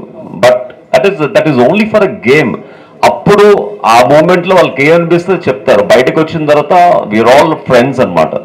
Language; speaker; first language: Telugu; native; Telugu